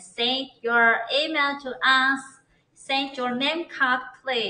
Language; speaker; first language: English; non-native, learner; Chinese